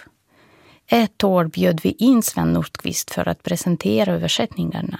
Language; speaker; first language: Swedish; non-native, fluent; Russian